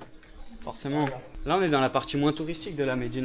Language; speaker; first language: French; native; French